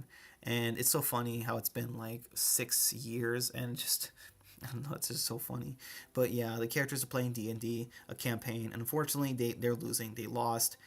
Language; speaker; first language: English; native; English